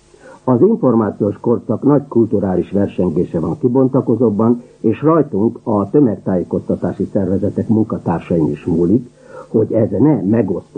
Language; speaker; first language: Hungarian; native; Hungarian